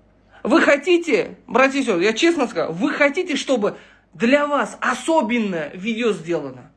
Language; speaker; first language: Russian; non-native, local second language; Uzbek